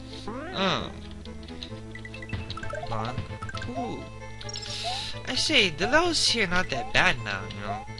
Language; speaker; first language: English; native; English